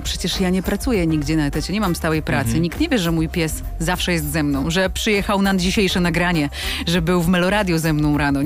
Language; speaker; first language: Polish; native; Polish